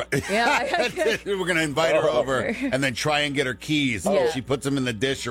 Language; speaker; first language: English; native; English